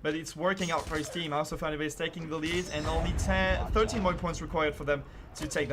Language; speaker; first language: English; non-native, fluent; French